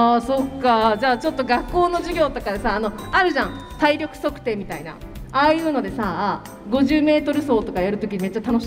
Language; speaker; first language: Japanese; native; Japanese